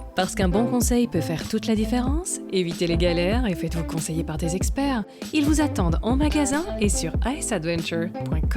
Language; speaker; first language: French; native; French